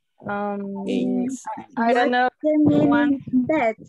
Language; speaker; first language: English; non-native, learner; Spanish